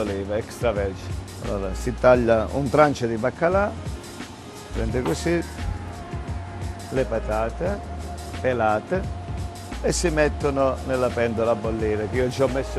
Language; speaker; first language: Italian; native; Italian